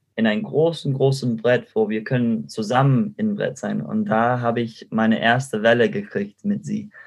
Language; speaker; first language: German; non-native, fluent; Spanish